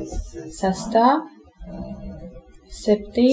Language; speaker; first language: Latvian; non-native, local second language; Russian